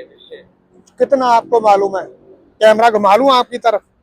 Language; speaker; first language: Hindi; non-native, local second language; Punjabi